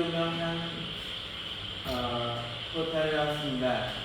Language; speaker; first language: Korean; non-native, learner; Khmer